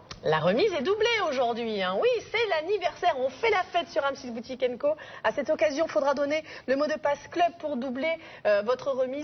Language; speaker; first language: French; native; French